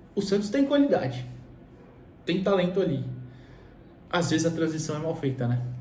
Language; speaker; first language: Portuguese; native; Portuguese